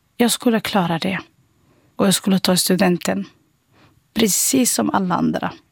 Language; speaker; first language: Swedish; non-native, fluent; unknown